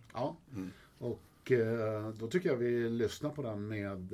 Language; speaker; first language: Swedish; native; Swedish